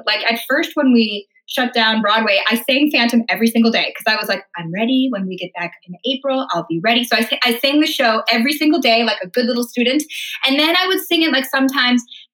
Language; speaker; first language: English; native; English